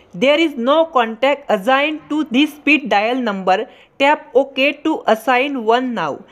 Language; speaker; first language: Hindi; non-native, local second language; Marathi